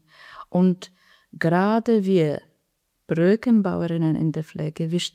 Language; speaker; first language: German; non-native, fluent; Polish